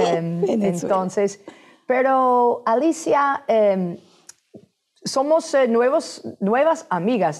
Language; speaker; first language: Spanish; non-native, fluent; English